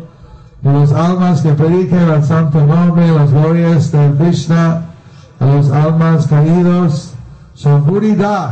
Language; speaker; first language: Spanish; non-native, learner; Bangla